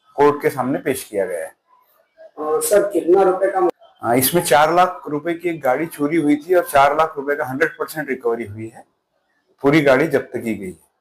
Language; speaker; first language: Hindi; non-native, local second language; Marathi